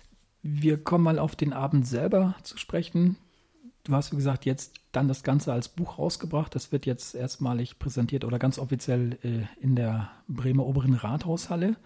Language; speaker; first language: German; native; German